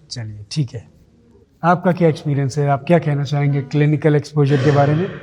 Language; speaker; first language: Hindi; native; Hindi